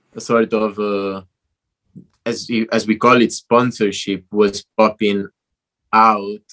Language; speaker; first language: English; non-native, fluent; Italian